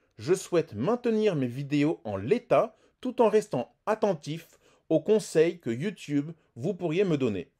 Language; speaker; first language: French; native; French